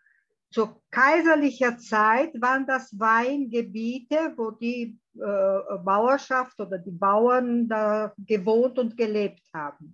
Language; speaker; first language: German; early bilingual, heritage; German